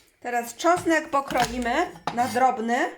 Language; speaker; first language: Polish; non-native, learner; Chinese